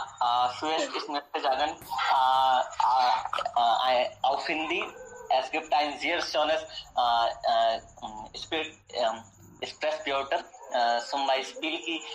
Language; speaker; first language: German; non-native, learner; Hindi